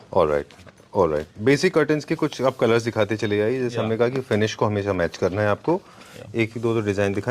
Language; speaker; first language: Hindi; native; Hindi